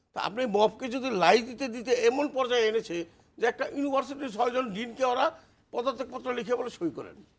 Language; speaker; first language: Bangla; native; Bangla